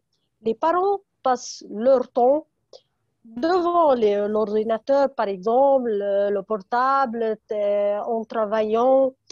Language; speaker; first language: French; non-native, fluent; Arabic